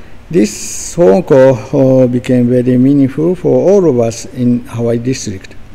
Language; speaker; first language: English; non-native, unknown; Japanese